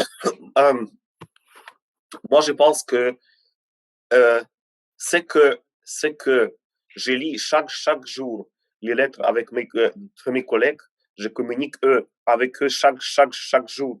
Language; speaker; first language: French; non-native, fluent; Ukrainian